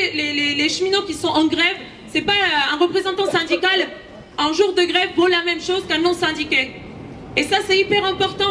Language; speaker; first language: French; native; French